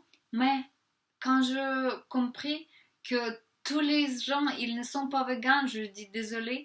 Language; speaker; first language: French; non-native, fluent; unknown